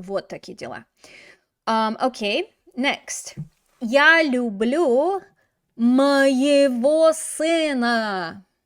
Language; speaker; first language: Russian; non-native, fluent; English